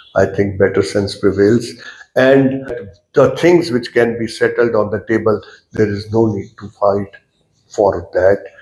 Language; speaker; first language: English; non-native, local second language; Hindi